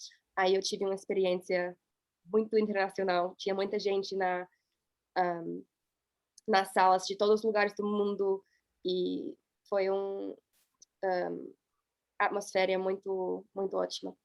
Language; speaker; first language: Portuguese; non-native, fluent; English